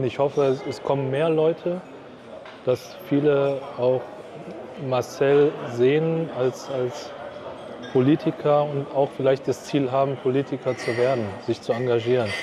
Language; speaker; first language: German; early bilingual, other home language; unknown